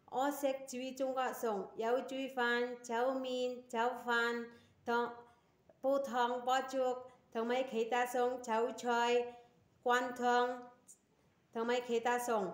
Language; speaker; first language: Cantonese; non-native, learner; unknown